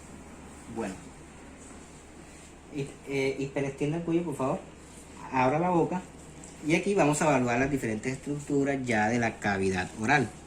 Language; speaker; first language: Spanish; native; Spanish